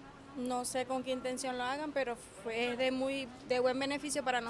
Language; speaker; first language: Spanish; native; Spanish